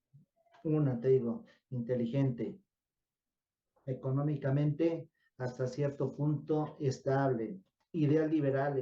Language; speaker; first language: Spanish; native; Spanish